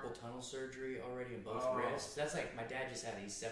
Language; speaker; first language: English; native; English